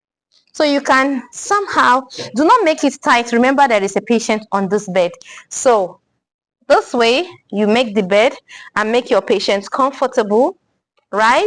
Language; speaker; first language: English; non-native, local second language; Igbo